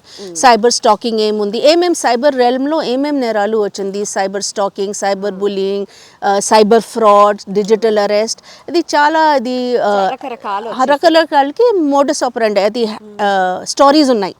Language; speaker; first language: Telugu; non-native, local second language; Hindi